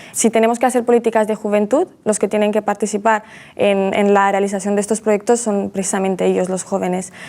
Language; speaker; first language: Spanish; early bilingual, other home language; Romanian